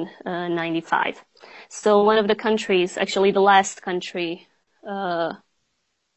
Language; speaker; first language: English; non-native, fluent; Bosnian